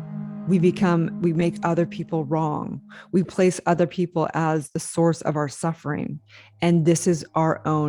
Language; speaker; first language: English; native; English